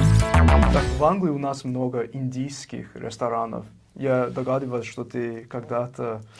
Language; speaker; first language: Russian; non-native, fluent; English